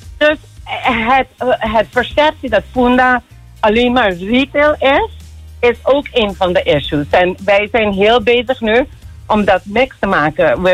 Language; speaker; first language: Dutch; non-native, local second language; Papiamento